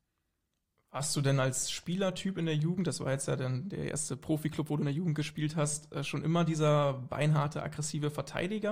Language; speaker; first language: German; native; German